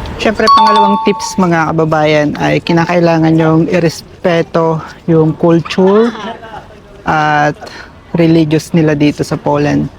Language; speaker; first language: Filipino; native; Filipino